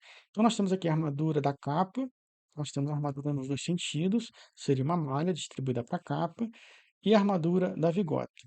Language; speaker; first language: Portuguese; native; Portuguese